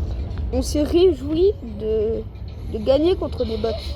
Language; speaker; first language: French; native; French